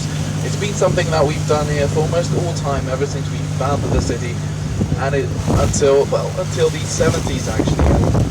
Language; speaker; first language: English; non-native, fluent; Swedish